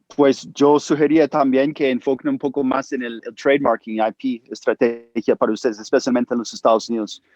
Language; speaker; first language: Spanish; non-native, fluent; English